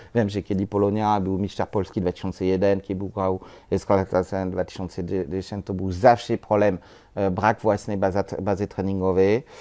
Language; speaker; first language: Polish; non-native, learner; French